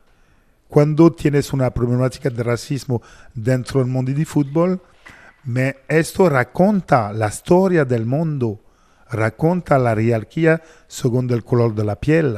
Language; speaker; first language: Spanish; non-native, learner; French